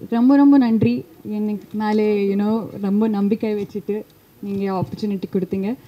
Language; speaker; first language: Tamil; non-native, fluent; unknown